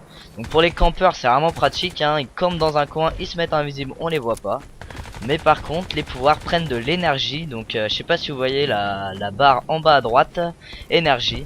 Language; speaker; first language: French; native; French